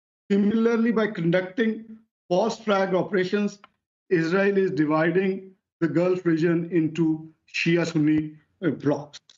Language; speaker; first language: English; non-native, local second language; Urdu